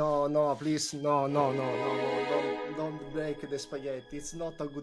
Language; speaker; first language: English; non-native, learner; Italian